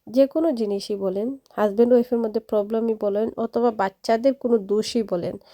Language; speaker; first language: Bangla; non-native, local second language; Sylheti